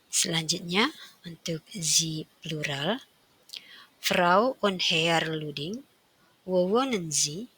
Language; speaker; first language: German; non-native, fluent; Indonesian